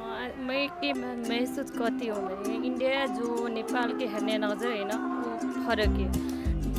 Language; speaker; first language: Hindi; non-native, learner; Nepali